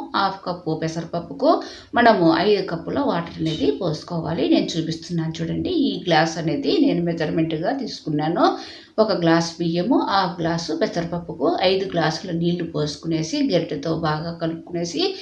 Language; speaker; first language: Telugu; native; Telugu